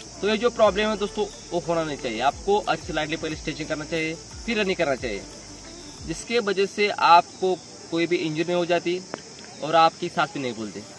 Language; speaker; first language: Hindi; non-native, local second language; Marathi